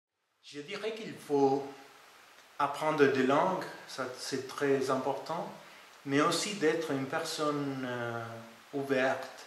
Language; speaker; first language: French; non-native, fluent; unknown